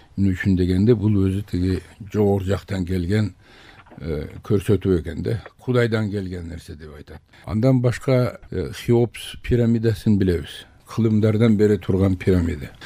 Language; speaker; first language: Kyrgyz; non-native, local second language; Tajik